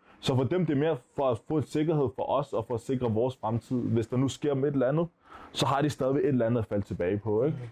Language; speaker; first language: Danish; early bilingual, other home language; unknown